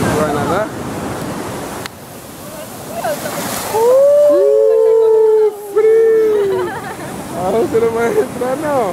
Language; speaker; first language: Portuguese; non-native, fluent; English